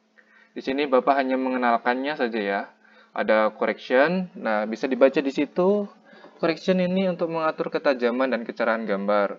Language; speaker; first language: Indonesian; native; Indonesian